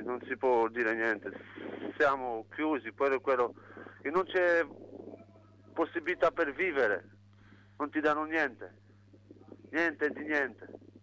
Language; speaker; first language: Italian; non-native, learner; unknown